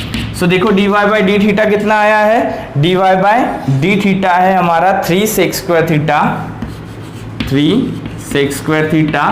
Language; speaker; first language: Hindi; native; Hindi